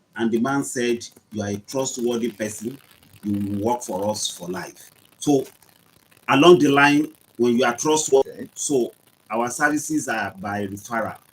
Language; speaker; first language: English; non-native, local second language; Yoruba